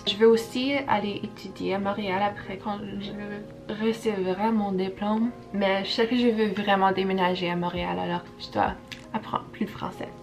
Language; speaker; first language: French; early bilingual, heritage; English